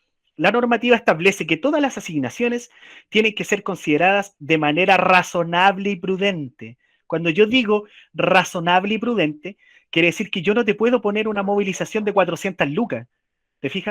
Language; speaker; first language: Spanish; native; Spanish